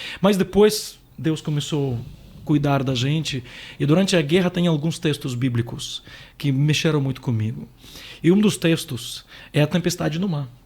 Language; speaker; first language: Portuguese; non-native, fluent; Ukrainian